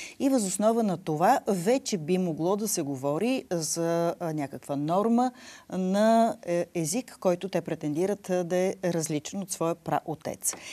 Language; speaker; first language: Bulgarian; native; Bulgarian